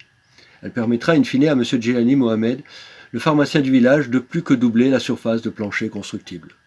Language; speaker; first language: French; native; French